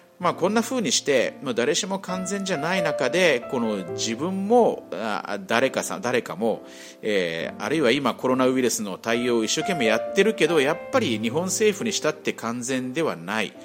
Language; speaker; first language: Japanese; native; Japanese